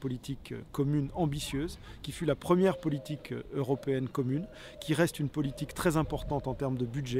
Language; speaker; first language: French; native; French